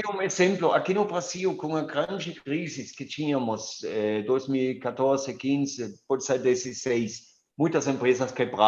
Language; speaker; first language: Portuguese; non-native, fluent; German